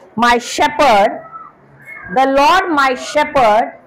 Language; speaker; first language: English; non-native, local second language; Marathi